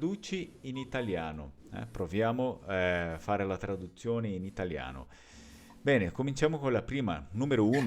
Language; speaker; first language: Italian; non-native, fluent; Portuguese